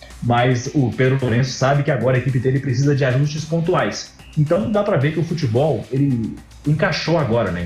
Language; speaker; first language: Portuguese; native; Portuguese